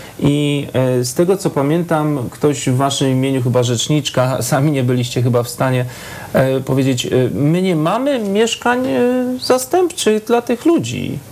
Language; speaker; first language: Polish; native; Polish